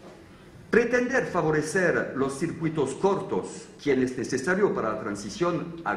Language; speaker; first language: Spanish; non-native, fluent; French